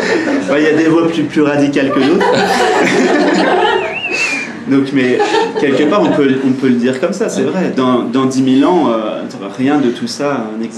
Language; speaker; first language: French; native; French